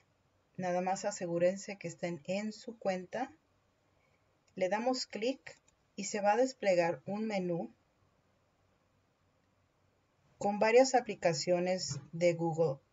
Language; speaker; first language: Spanish; native; Spanish